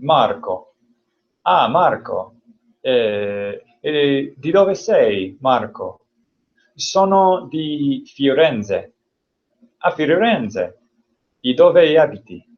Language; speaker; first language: Italian; non-native, learner; English